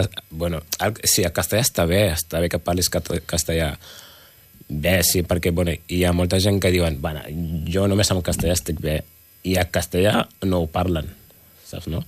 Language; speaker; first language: Catalan; non-native, learner; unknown